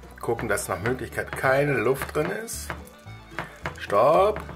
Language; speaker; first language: German; native; German